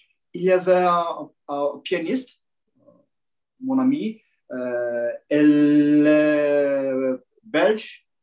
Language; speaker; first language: French; non-native, learner; Portuguese